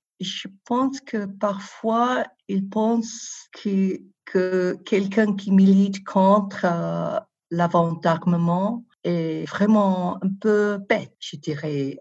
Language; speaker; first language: French; non-native, fluent; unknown